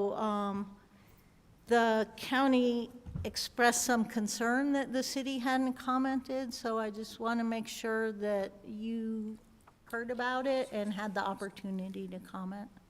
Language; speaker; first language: English; native; English